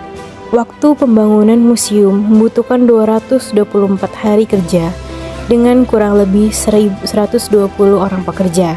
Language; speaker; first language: Indonesian; native; Indonesian